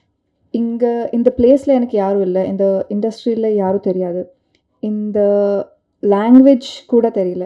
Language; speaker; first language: Tamil; non-native, learner; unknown